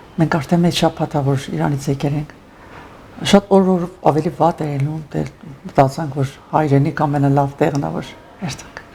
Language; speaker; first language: Armenian; early bilingual, heritage; Armenian